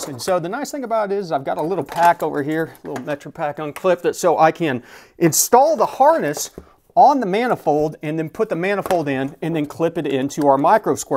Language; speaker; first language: English; native; English